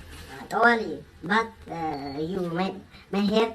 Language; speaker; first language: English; non-native, learner; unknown